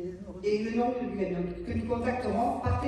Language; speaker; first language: French; native; French